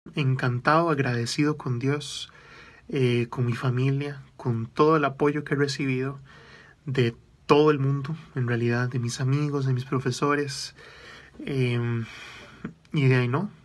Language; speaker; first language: Spanish; native; Spanish